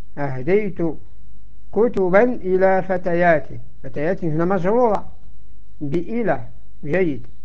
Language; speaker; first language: Arabic; native; Arabic